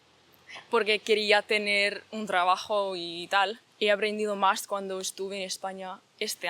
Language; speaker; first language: Spanish; non-native, fluent; Danish